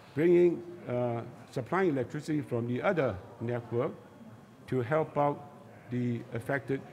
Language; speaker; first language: English; non-native, local second language; Chinese